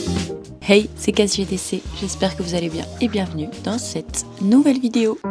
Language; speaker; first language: French; native; French